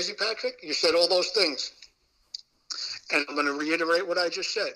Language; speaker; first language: English; native; English